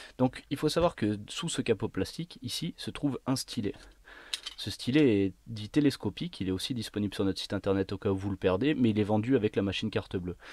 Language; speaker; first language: French; native; French